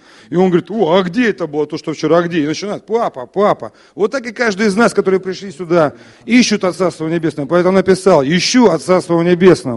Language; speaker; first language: Russian; native; Russian